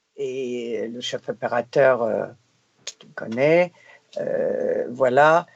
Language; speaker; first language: French; non-native, fluent; English